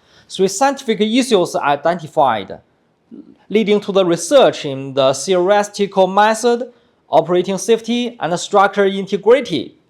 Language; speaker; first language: English; non-native, fluent; Chinese